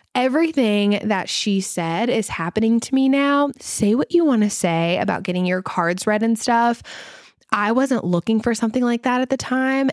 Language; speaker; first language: English; native; English